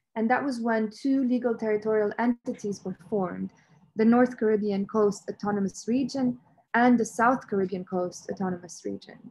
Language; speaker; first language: English; non-native, fluent; Romanian